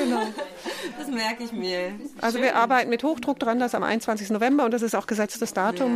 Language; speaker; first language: German; native; German